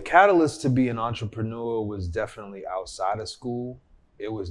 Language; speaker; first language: English; native; English